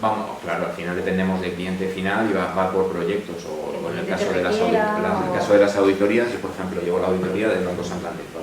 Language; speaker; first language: Spanish; native; Spanish